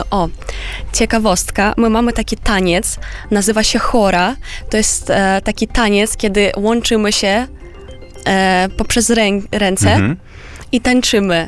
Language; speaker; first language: Polish; non-native, fluent; Romanian